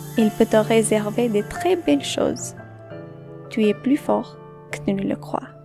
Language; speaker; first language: French; non-native, learner; Albanian